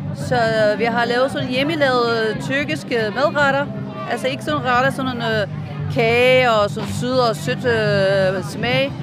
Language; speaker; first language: Danish; non-native, fluent; Turkish